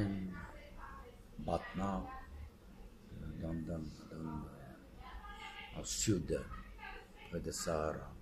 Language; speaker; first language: French; non-native, fluent; Armenian